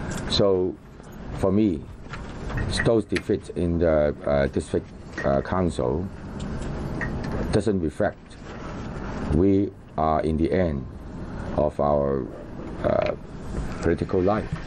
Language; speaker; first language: English; non-native, local second language; Cantonese